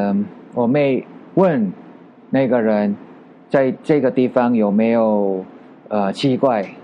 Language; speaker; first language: Chinese; non-native, learner; Filipino